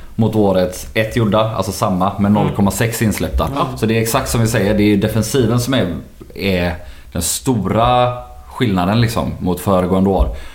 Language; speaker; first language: Swedish; native; Swedish